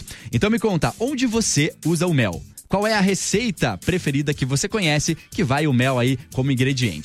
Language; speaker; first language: Portuguese; native; Portuguese